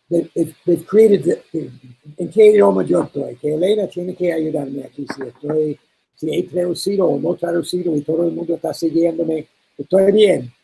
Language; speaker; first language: Spanish; non-native, learner; English